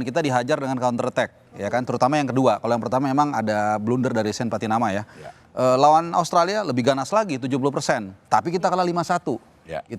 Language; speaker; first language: Indonesian; native; Indonesian